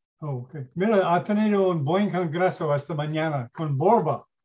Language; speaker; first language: Spanish; non-native, fluent; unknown